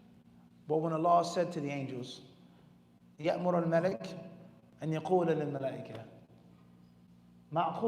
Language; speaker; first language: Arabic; non-native, fluent; English